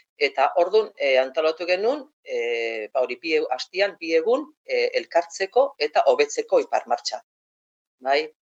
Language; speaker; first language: Basque; non-native, local second language; Spanish